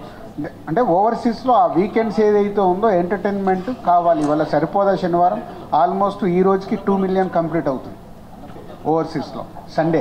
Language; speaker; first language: Telugu; native; Telugu